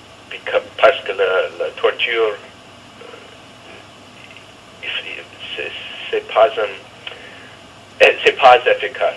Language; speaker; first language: French; non-native, fluent; English